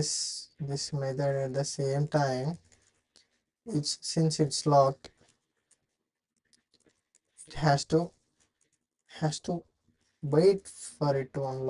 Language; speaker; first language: English; non-native, fluent; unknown